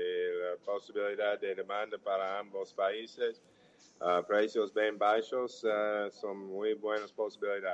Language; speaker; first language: Portuguese; non-native, fluent; English